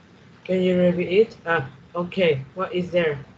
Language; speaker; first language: English; non-native, learner; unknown